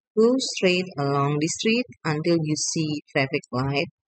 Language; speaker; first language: English; non-native, fluent; Indonesian